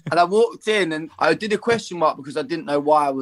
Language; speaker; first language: English; native; English